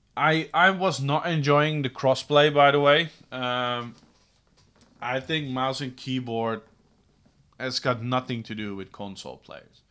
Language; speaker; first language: English; non-native, fluent; Dutch